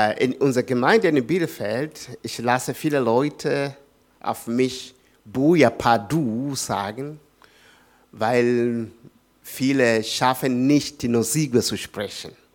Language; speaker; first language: German; non-native, learner; Swahili